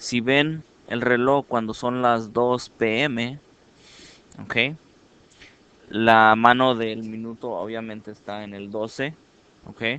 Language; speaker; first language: Spanish; early bilingual, heritage; Spanish